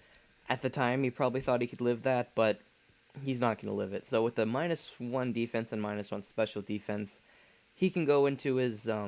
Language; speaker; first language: English; native; English